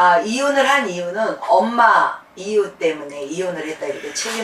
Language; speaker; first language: Korean; native; Korean